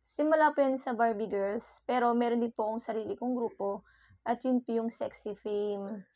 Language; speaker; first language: Filipino; native; Filipino